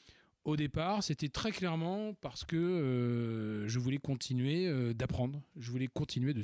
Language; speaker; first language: French; native; French